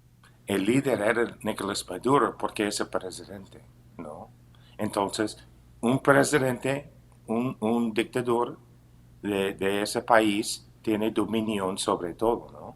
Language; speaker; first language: Spanish; non-native, fluent; English